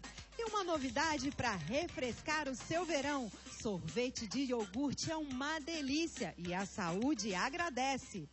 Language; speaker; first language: Portuguese; native; Portuguese